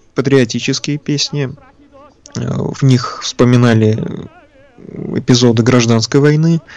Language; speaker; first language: Russian; native; Russian